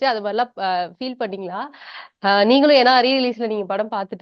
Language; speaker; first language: Tamil; native; Tamil